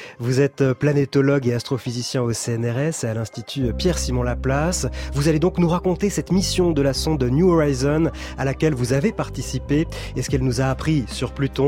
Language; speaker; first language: French; native; French